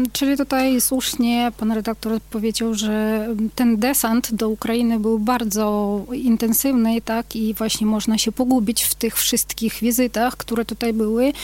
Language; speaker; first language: Polish; non-native, fluent; Ukrainian